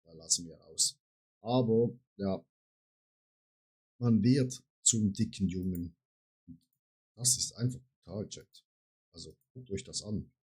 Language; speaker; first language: German; native; German